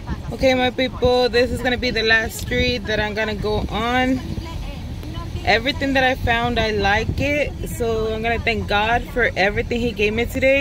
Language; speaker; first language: English; non-native, fluent; Spanish